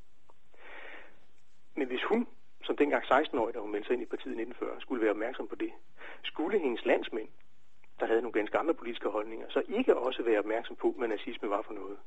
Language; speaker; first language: Danish; native; Danish